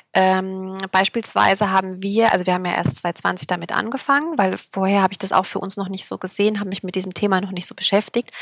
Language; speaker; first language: German; native; German